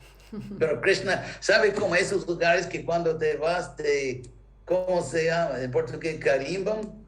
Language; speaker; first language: Spanish; non-native, fluent; English